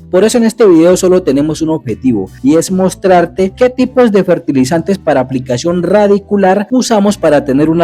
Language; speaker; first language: Spanish; native; Spanish